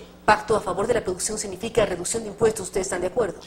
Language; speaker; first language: Spanish; native; Spanish